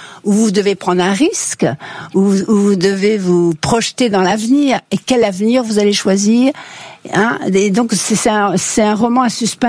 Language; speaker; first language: French; native; French